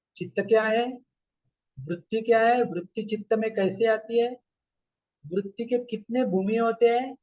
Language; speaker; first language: Hindi; non-native, local second language; Marathi